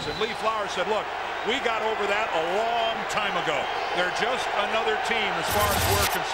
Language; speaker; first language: English; native; English